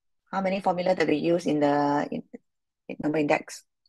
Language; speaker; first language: English; non-native, local second language; Malay